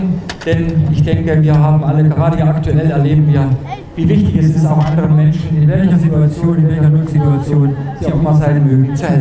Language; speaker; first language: German; native; German